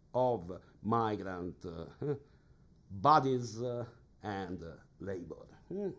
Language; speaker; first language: English; non-native, fluent; Italian